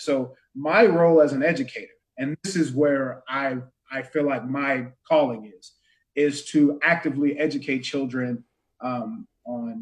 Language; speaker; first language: English; native; English